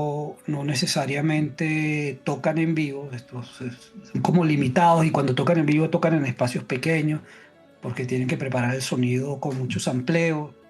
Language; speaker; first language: Spanish; native; Spanish